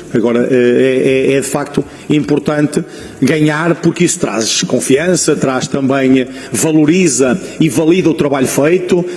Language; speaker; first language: Portuguese; native; Portuguese